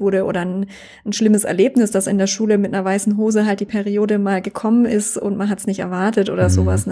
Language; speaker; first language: German; native; German